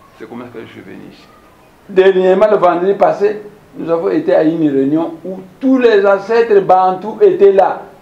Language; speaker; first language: French; non-native, local second language; Kongo